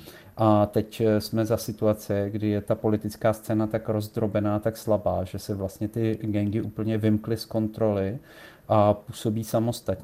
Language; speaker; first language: Czech; native; Czech